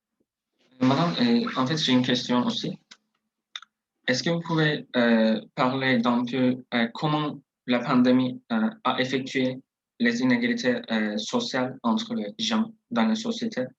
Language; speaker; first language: French; non-native, fluent; Turkish